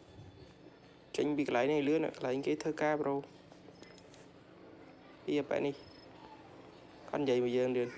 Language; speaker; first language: Khmer; native; Khmer